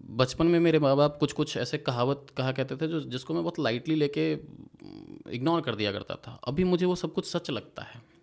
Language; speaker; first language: Hindi; native; Hindi